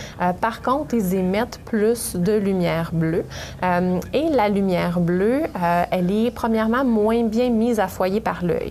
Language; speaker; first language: French; native; French